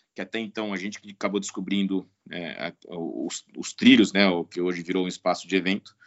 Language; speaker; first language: Portuguese; native; Portuguese